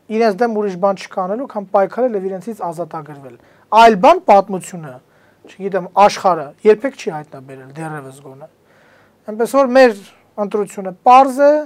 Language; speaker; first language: Armenian; native; Armenian